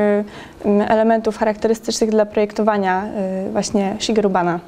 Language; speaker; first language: Polish; native; Polish